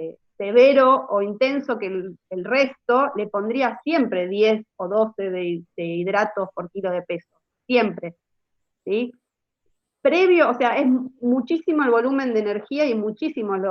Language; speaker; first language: Spanish; native; Spanish